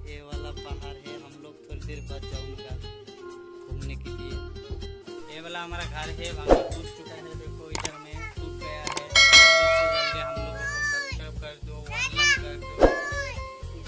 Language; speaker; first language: Hindi; non-native, local second language; Assamese